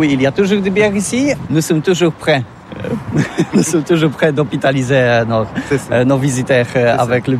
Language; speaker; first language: French; non-native, learner; Polish